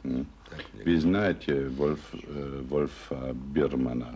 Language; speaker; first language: Russian; non-native, learner; German